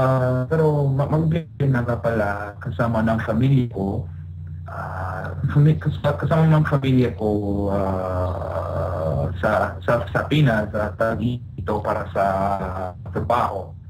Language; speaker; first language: Filipino; non-native, learner; English